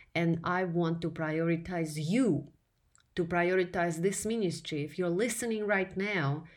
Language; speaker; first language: English; non-native, fluent; Russian